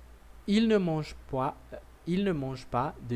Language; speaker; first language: French; non-native, learner; Portuguese